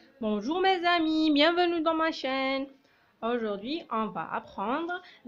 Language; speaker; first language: French; non-native, local second language; Arabic